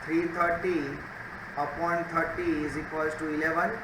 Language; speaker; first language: English; non-native, local second language; Gujarati